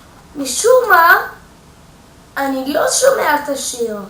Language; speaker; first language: Hebrew; native; Hebrew